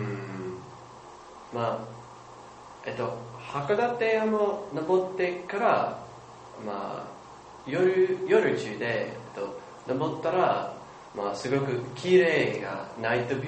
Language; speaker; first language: Japanese; non-native, learner; English